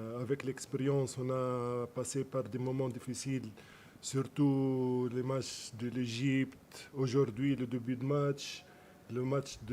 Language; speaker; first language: French; non-native, local second language; Arabic